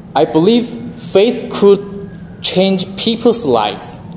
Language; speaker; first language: English; non-native, fluent; Korean